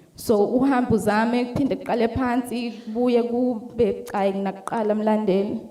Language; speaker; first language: Zulu; native; Zulu